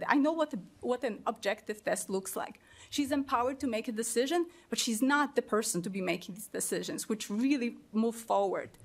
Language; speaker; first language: English; non-native, fluent; Polish